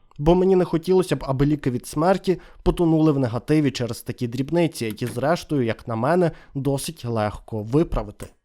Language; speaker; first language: Ukrainian; native; Ukrainian